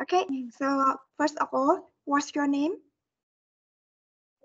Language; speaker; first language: English; non-native, fluent; Vietnamese